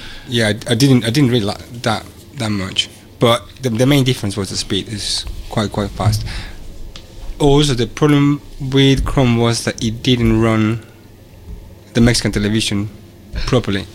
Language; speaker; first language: English; non-native, fluent; Spanish